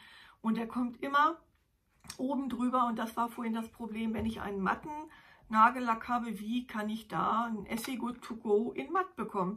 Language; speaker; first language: German; native; German